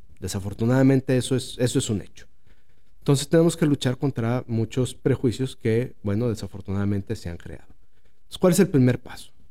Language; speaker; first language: Spanish; native; Spanish